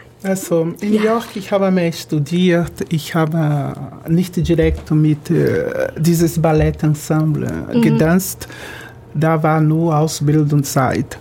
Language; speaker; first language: German; non-native, fluent; Portuguese